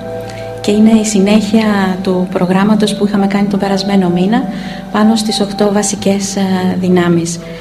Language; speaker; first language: Greek; native; Greek